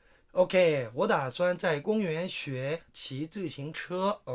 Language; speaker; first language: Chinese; non-native, fluent; Korean